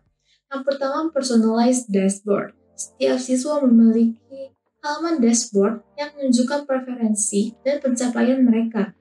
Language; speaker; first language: Indonesian; native; Indonesian